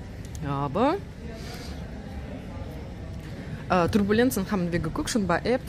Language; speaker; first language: German; non-native, learner; Russian